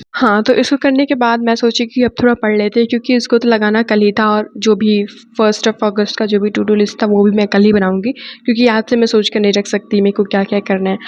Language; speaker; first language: Hindi; native; Hindi